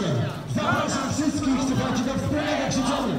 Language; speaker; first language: Polish; native; Polish